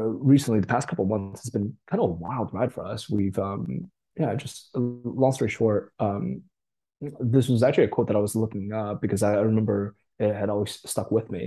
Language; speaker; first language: English; early bilingual, other home language; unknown